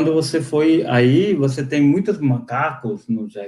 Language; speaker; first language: Portuguese; non-native, fluent; Hindi